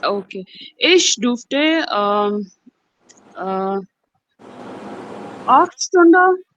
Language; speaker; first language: German; non-native, learner; Urdu